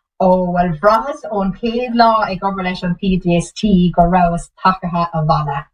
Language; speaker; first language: Irish; non-native, local second language; English